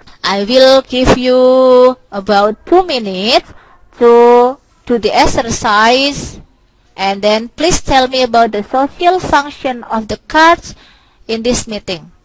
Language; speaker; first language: English; non-native, local second language; Indonesian